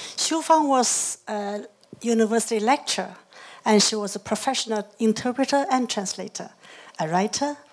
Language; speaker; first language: English; non-native, fluent; Chinese